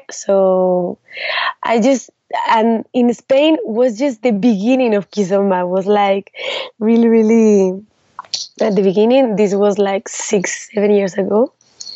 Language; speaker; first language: English; non-native, fluent; Spanish